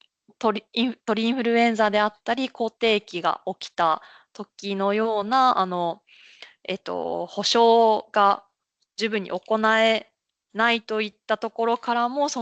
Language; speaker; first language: Japanese; native; Japanese